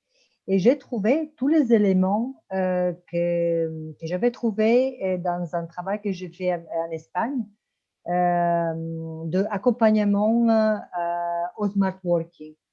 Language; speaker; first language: French; non-native, fluent; Italian